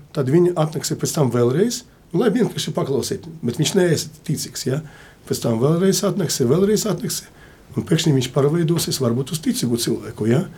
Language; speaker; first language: Latvian; non-native, local second language; Russian